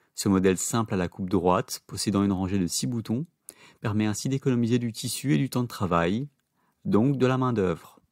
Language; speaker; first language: French; native; French